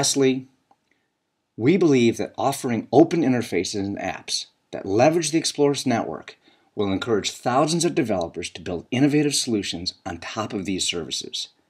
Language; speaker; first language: English; native; English